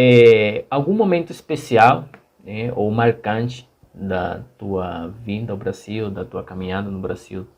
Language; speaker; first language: Portuguese; non-native, fluent; Spanish